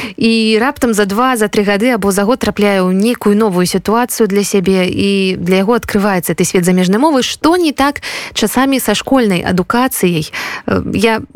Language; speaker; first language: Belarusian; native; Belarusian